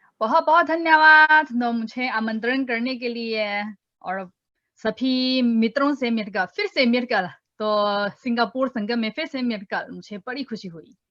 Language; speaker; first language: Hindi; non-native, fluent; Chinese